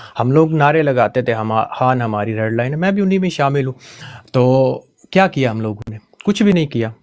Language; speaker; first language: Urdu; non-native, local second language; Punjabi